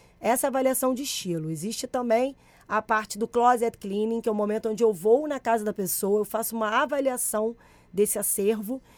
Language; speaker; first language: Portuguese; early bilingual, other home language; Spanish